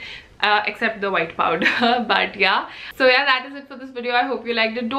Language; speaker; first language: English; non-native, local second language; Hindi